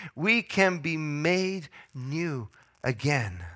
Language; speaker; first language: English; early bilingual, other home language; Italian